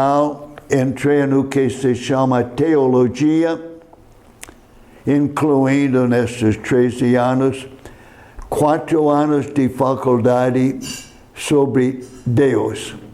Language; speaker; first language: Portuguese; non-native, fluent; English